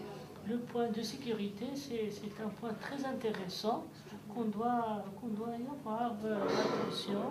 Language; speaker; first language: French; non-native, local second language; Arabic